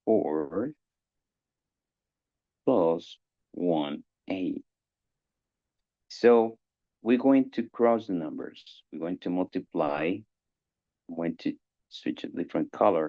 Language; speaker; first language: English; non-native, fluent; Spanish